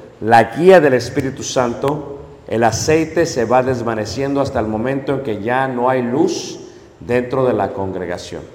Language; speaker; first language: Spanish; native; Spanish